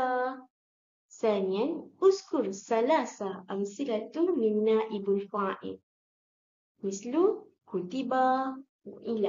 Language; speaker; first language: Arabic; non-native, learner; Malay